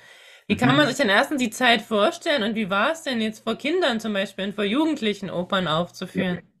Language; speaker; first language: German; native; German